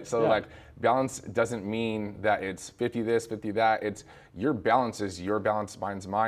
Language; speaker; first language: English; native; English